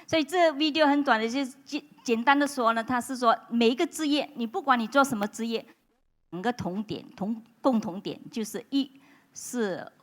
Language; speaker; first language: Chinese; non-native, local second language; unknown